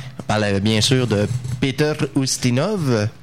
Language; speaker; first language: French; native; French